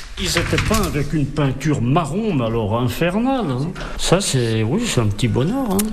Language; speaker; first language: French; native; French